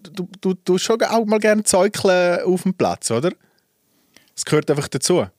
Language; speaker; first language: Swiss German; native; Swiss German